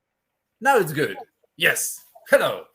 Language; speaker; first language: English; non-native, fluent; Polish